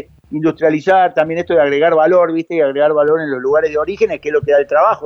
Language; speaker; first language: Spanish; native; Spanish